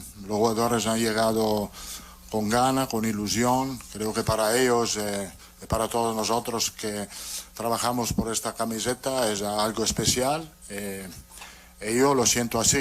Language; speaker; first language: Spanish; non-native, fluent; Italian